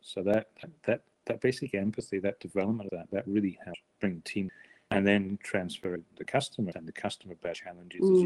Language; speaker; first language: English; native; English